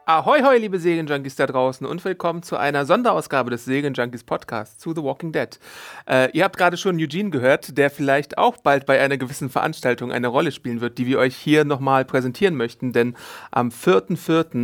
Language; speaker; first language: German; native; German